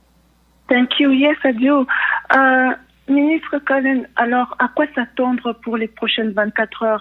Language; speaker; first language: French; native; French